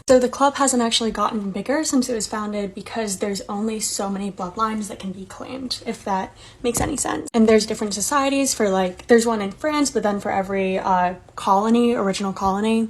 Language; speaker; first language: English; native; English